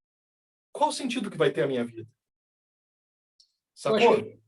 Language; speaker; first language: Portuguese; native; Portuguese